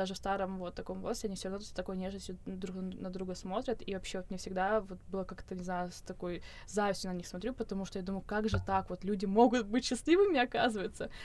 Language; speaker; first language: Russian; native; Russian